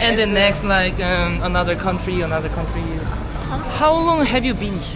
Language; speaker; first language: English; non-native, learner; Korean